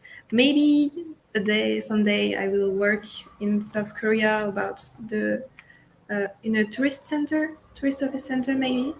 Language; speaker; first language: English; non-native, fluent; French